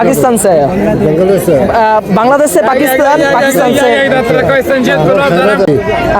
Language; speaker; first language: Hindi; non-native, learner; Bangla